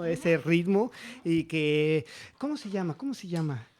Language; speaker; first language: Spanish; native; Spanish